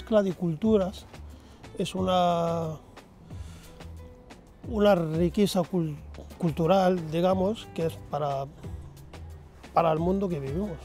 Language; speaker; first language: Spanish; non-native, fluent; Arabic